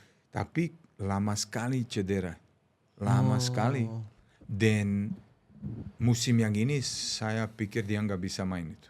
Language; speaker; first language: Indonesian; non-native, fluent; Serbian